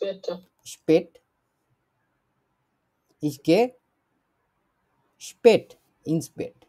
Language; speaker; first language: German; non-native, learner; Bangla